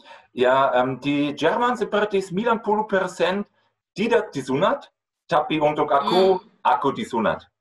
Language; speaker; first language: Indonesian; non-native, fluent; German